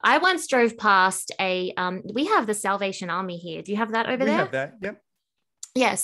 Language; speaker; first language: English; native; English